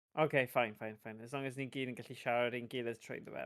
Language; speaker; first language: Welsh; native; Welsh